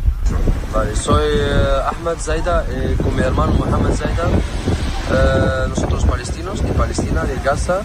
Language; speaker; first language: Spanish; non-native, learner; Arabic